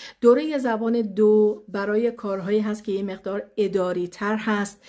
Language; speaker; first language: Persian; early bilingual, heritage; Persian